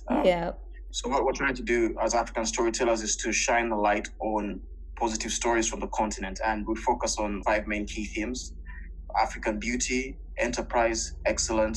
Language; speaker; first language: English; non-native, local second language; Ganda